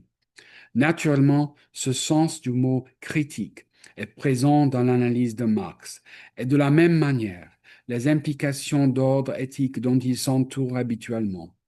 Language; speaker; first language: French; non-native, fluent; English